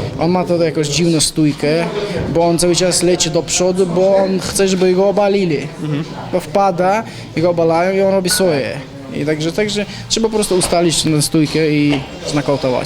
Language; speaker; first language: Polish; non-native, learner; Chechen